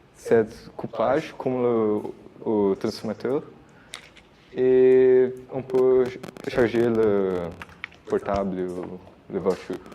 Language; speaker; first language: French; non-native, learner; Portuguese